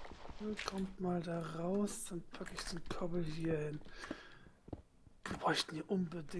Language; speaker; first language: German; native; German